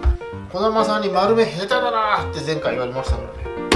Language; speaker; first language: Japanese; native; Japanese